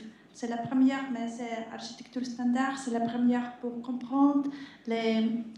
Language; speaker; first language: French; non-native, learner; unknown